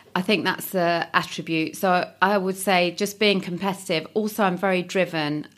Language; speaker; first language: English; native; English